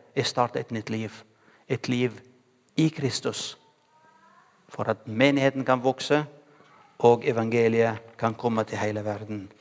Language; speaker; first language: Norwegian; non-native, fluent; Arabic